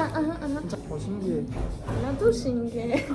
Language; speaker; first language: Korean; non-native, learner; Arabic